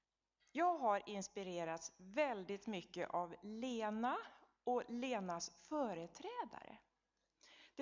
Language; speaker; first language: Swedish; non-native, learner; Turkmen